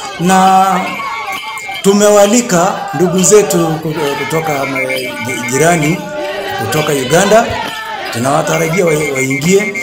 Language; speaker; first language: Swahili; non-native, local second language; Turkmen